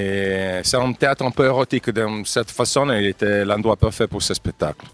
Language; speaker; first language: French; non-native, fluent; Italian